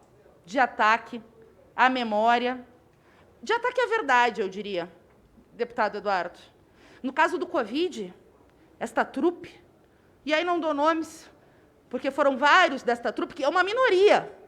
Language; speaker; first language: Portuguese; native; Portuguese